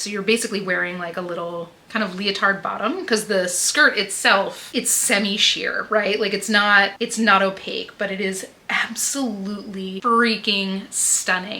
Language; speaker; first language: English; native; English